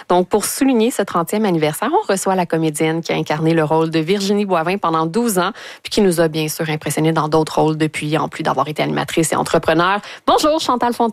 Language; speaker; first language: French; native; French